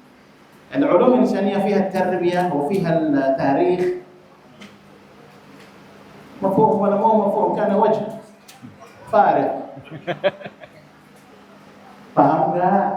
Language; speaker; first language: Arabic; non-native, fluent; Indonesian